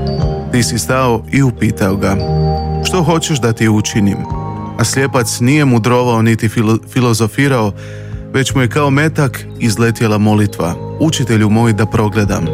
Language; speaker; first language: Croatian; native; Croatian